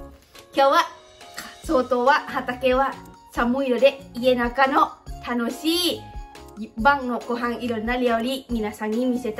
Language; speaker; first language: Japanese; non-native, learner; Lao